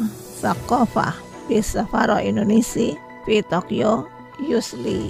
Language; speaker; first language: Arabic; non-native, learner; Indonesian